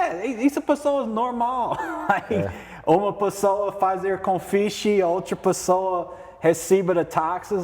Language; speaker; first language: Portuguese; non-native, learner; English